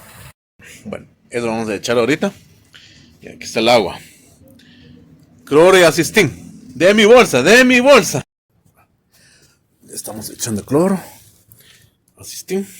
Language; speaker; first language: Spanish; non-native, local second language; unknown